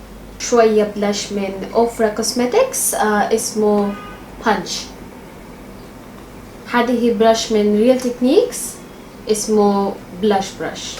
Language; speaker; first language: Arabic; non-native, local second language; Bangla